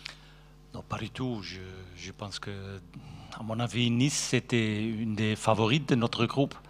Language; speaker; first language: French; non-native, fluent; Dutch